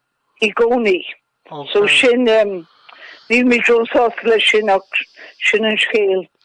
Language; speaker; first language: Irish; non-native, local second language; English